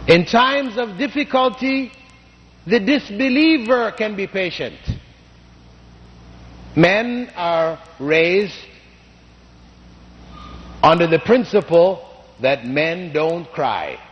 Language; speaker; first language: English; non-native, fluent; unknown